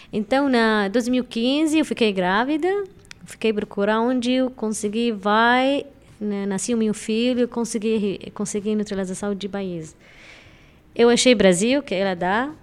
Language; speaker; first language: Portuguese; non-native, fluent; Arabic